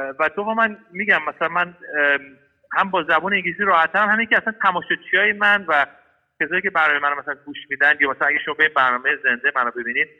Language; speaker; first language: Persian; early bilingual, heritage; Persian